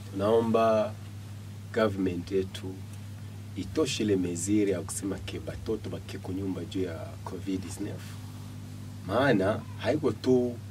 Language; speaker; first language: Swahili; native; Swahili